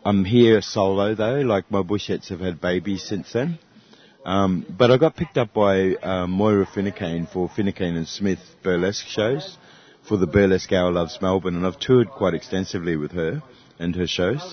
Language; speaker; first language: English; native; English